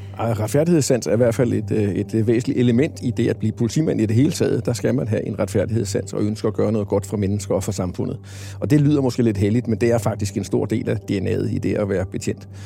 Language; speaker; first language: Danish; native; Danish